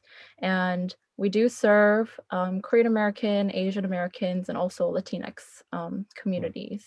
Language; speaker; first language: English; early bilingual, other home language; Korean